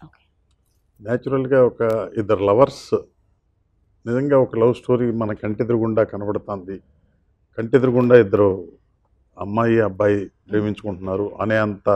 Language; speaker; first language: Telugu; native; Telugu